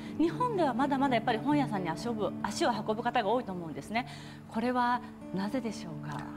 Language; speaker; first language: Japanese; native; Japanese